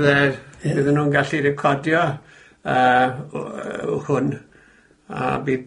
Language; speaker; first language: Welsh; native; Welsh